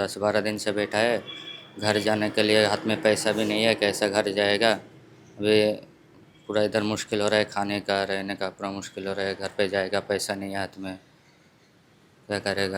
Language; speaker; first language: Hindi; non-native, local second language; Bangla